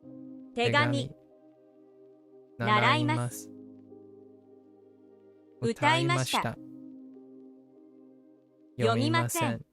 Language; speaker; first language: Japanese; non-native, learner; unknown